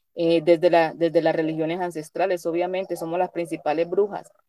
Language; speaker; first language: Spanish; native; Spanish